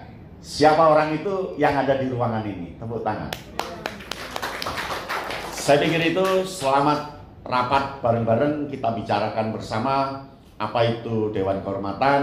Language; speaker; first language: Indonesian; native; Indonesian